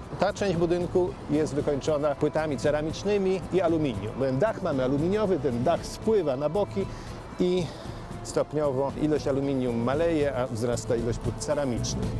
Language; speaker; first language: Polish; native; Polish